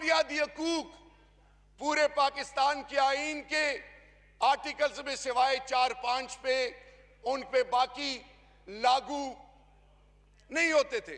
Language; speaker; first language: Urdu; non-native, local second language; Pashto